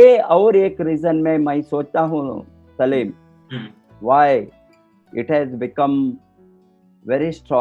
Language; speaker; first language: Hindi; non-native, local second language; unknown